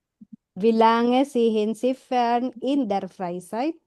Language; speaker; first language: German; non-native, fluent; Filipino